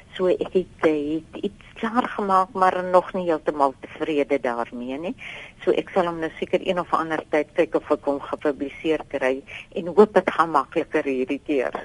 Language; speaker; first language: Afrikaans; native; Afrikaans